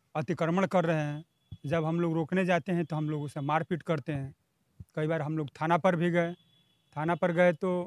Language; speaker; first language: Hindi; native; Hindi